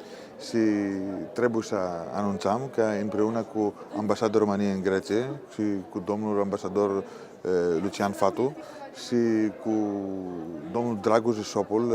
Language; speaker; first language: Romanian; non-native, fluent; Greek